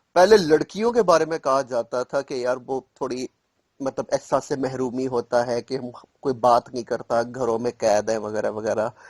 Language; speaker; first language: Urdu; non-native, local second language; Punjabi